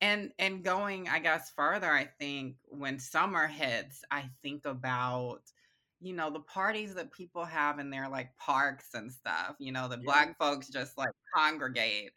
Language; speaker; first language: English; native; English